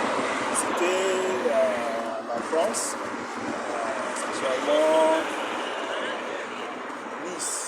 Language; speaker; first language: French; non-native, learner; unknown